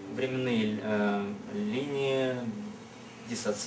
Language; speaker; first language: Russian; native; Russian